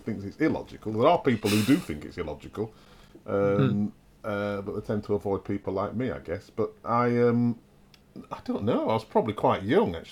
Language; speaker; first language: English; native; English